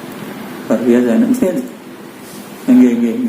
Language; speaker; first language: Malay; non-native, local second language; Javanese